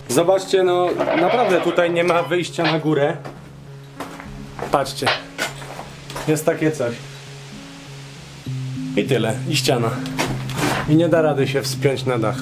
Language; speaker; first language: Polish; native; Polish